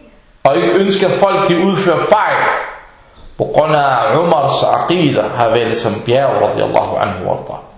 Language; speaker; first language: Danish; non-native, fluent; Arabic